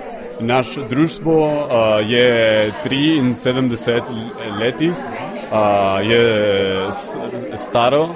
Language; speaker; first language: Slovenian; non-native, learner; Spanish